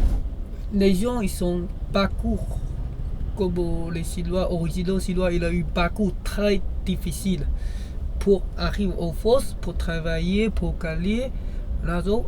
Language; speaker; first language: French; non-native, learner; Chinese